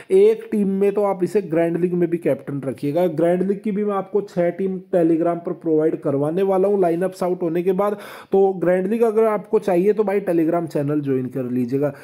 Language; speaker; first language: Hindi; native; Hindi